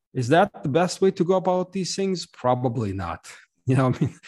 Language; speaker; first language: English; non-native, fluent; Russian